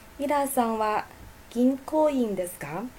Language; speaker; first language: Japanese; non-native, fluent; Chinese